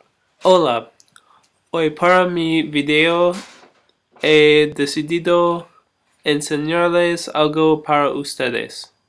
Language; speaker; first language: Spanish; non-native, learner; English